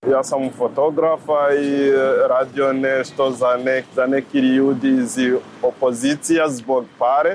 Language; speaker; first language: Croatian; non-native, learner; Rundi